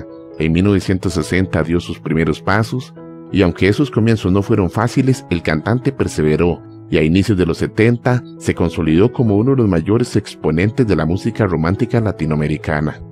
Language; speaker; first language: Spanish; native; Spanish